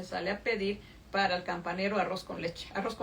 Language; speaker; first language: Spanish; native; Spanish